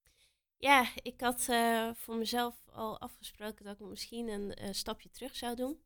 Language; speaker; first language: Dutch; native; Dutch